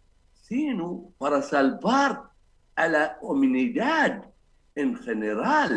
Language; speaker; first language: Spanish; non-native, fluent; Arabic